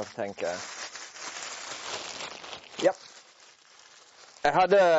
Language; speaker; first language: Norwegian; native; Norwegian